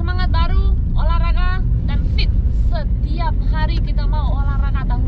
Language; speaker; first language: Indonesian; non-native, fluent; Spanish